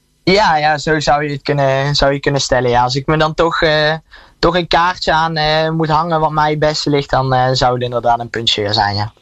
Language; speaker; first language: Dutch; native; Dutch